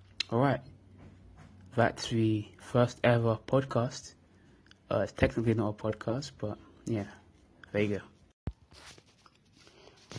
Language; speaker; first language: English; early bilingual, other home language; French